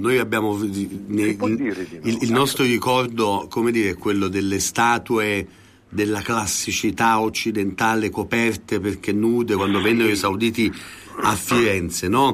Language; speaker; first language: Italian; native; Italian